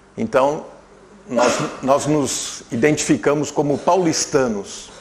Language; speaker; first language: Portuguese; native; Portuguese